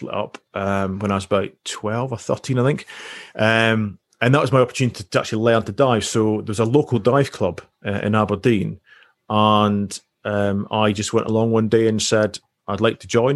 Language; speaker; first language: English; native; English